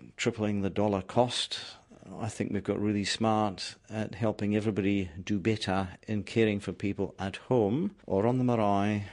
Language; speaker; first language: English; native; English